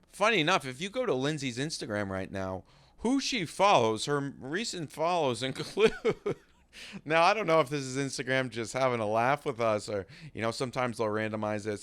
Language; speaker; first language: English; native; English